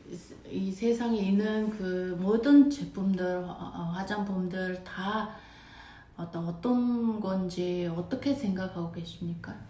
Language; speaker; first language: Korean; non-native, fluent; Mongolian